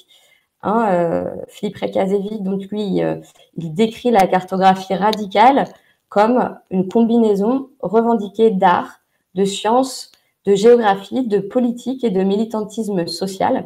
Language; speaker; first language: French; native; French